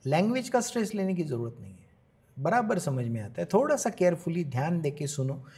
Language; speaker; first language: Hindi; non-native, local second language; Marathi